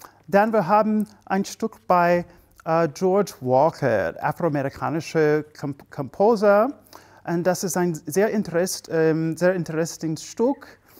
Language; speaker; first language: German; non-native, learner; English